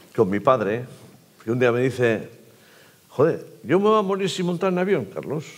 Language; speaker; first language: Spanish; native; Spanish